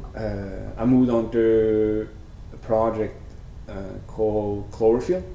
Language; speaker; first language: English; non-native, fluent; Norwegian